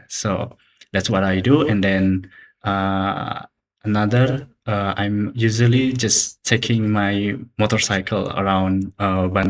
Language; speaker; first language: English; non-native, learner; Indonesian